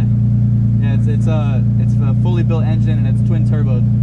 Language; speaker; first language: English; native; English